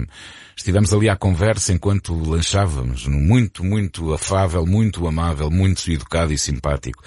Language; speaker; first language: Portuguese; native; Portuguese